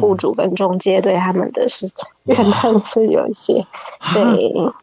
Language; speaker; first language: Chinese; native; Chinese